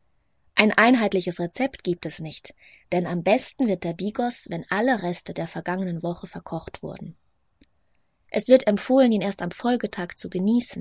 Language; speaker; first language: German; native; German